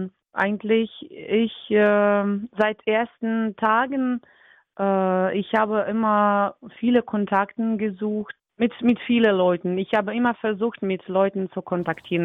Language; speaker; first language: German; non-native, learner; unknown